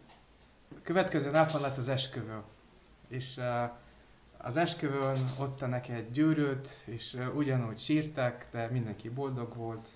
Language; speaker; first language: Hungarian; non-native, learner; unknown